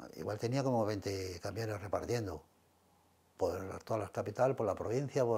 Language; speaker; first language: Spanish; native; Spanish